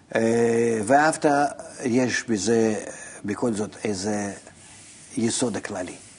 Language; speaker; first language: Hebrew; non-native, fluent; Russian